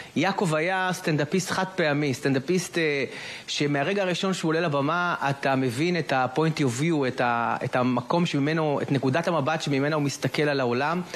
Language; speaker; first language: Hebrew; native; Hebrew